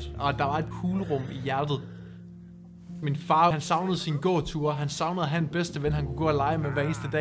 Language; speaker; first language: Danish; native; Danish